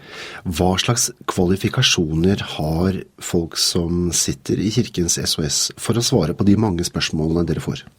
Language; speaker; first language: Norwegian; native; Norwegian